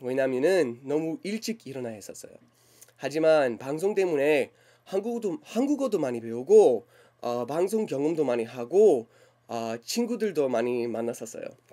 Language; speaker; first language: Korean; non-native, learner; English